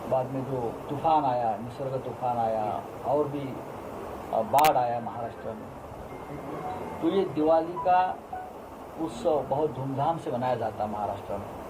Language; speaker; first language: Hindi; non-native, local second language; Marathi